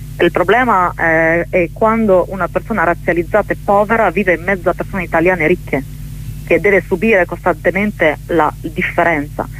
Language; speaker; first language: Italian; early bilingual, other home language; Arabic